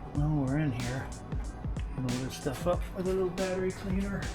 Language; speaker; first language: English; native; English